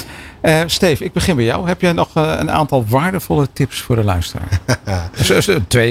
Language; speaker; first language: Dutch; native; Dutch